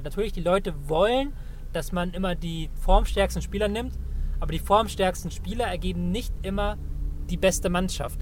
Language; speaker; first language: German; native; German